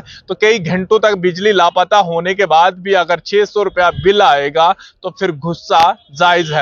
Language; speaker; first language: Hindi; native; Hindi